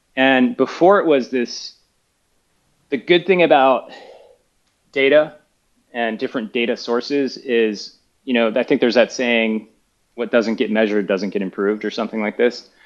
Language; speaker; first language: English; native; English